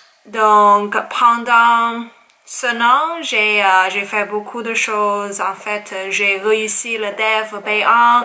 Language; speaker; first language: French; non-native, learner; Chinese